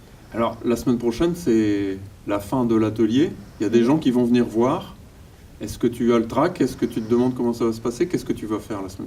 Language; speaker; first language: French; native; French